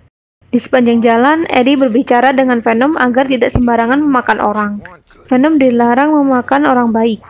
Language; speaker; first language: Indonesian; native; Indonesian